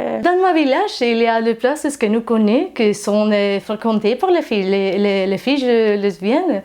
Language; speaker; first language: French; non-native, learner; Spanish